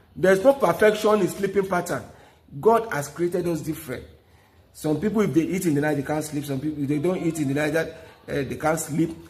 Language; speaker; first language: English; non-native, local second language; Yoruba